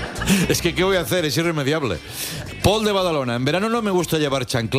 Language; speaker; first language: Spanish; native; Spanish